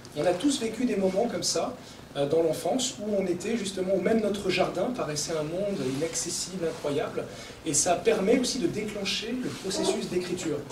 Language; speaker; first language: French; native; French